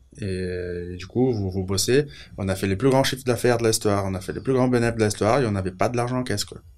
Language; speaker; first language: French; non-native, fluent; Portuguese